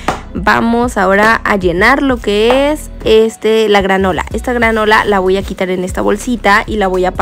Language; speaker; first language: Spanish; native; Spanish